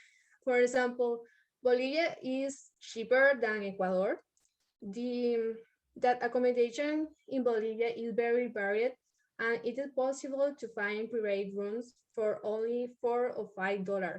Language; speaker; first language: English; non-native, learner; Spanish